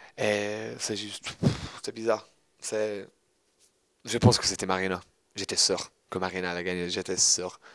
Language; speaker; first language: French; non-native, fluent; English